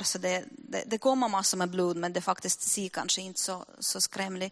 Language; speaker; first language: Swedish; non-native, fluent; Russian